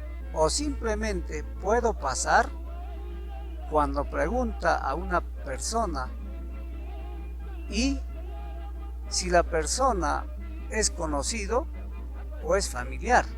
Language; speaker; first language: Spanish; non-native, local second language; Quechua